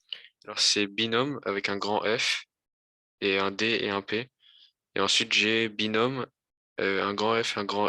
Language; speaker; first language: French; native; French